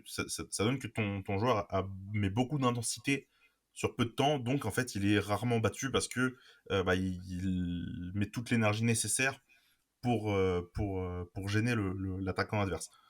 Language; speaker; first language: French; native; French